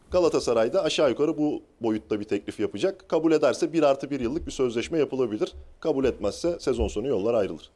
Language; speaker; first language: Turkish; native; Turkish